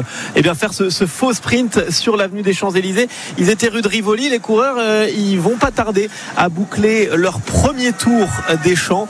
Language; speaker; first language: French; native; French